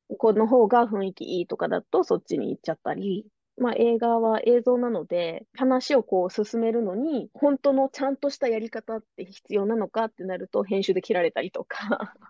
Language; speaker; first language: Japanese; native; Japanese